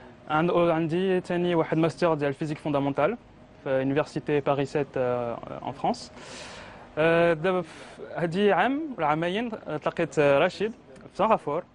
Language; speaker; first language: Arabic; early bilingual, heritage; Arabic